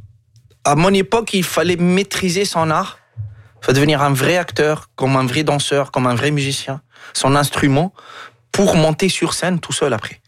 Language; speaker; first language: French; non-native, local second language; Arabic